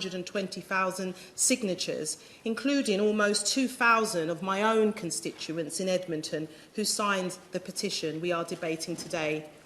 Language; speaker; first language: English; native; English